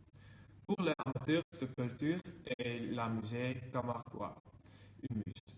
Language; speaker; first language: French; non-native, learner; Dutch